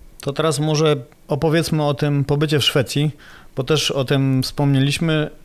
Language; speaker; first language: Polish; native; Polish